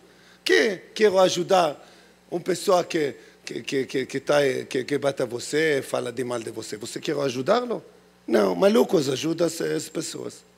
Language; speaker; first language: Portuguese; non-native, learner; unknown